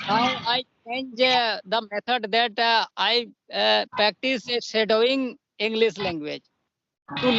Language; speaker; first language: English; non-native, learner; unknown